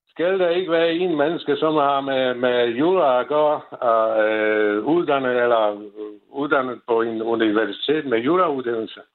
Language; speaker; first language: Danish; non-native, fluent; Czech